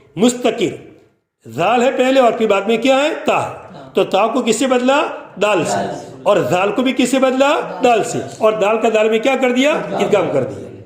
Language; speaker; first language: Urdu; non-native, local second language; Gujarati